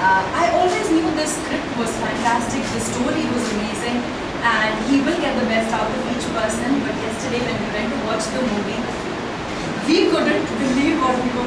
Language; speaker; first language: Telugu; non-native, local second language; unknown